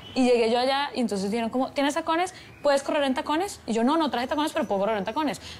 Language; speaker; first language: Spanish; native; Spanish